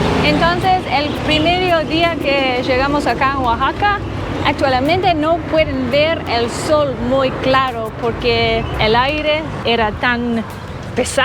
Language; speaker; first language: Spanish; non-native, learner; English